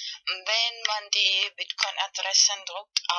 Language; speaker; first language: German; non-native, learner; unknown